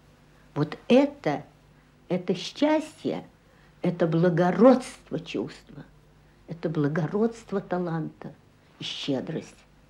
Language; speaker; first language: Russian; native; Russian